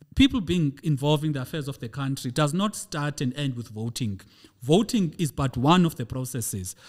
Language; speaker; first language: English; non-native, local second language; Xhosa